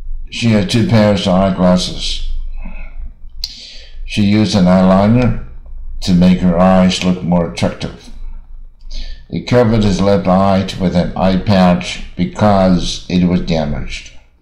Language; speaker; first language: English; non-native, fluent; Chinese